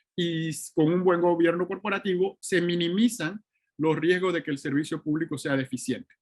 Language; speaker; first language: Spanish; native; Spanish